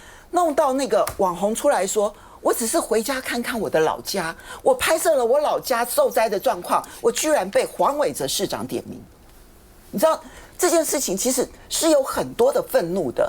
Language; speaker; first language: Chinese; native; Chinese